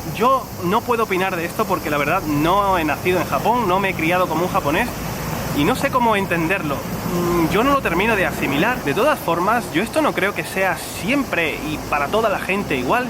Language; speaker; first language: Spanish; native; Spanish